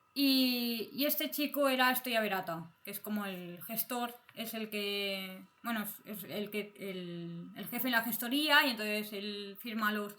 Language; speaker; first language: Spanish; native; Spanish